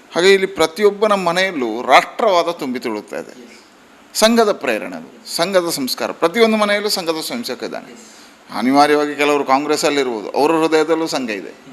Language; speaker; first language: Kannada; non-native, local second language; Tulu